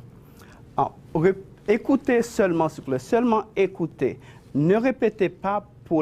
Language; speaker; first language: French; non-native, fluent; Spanish